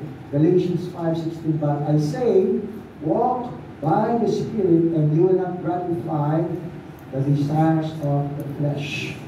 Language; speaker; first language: English; non-native, local second language; Filipino